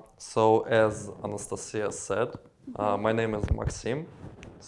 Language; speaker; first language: English; non-native, learner; Russian